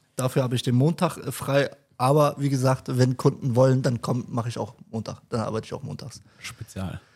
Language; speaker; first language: German; early bilingual, other home language; Turkish